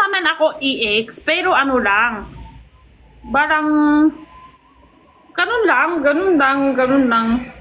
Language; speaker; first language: Filipino; non-native, local second language; Cebuano